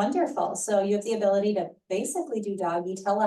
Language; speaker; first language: English; native; English